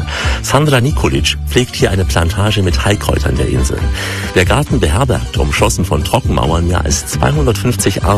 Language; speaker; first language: German; native; German